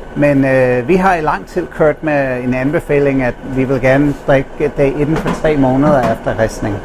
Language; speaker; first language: Danish; non-native, fluent; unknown